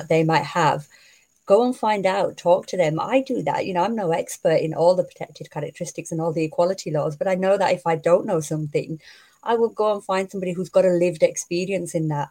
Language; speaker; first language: English; native; English